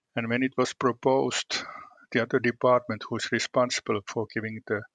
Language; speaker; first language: English; non-native, fluent; Finnish